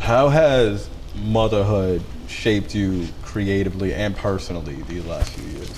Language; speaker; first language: English; native; English